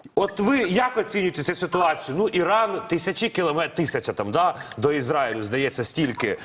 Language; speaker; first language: Ukrainian; native; Ukrainian